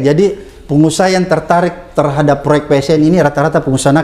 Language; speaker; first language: Indonesian; native; Indonesian